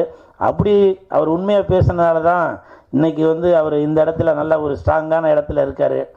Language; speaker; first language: Tamil; native; Tamil